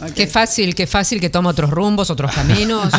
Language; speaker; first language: Spanish; native; Spanish